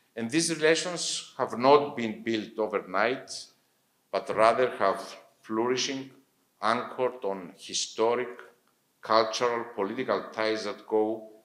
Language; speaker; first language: English; non-native, fluent; Greek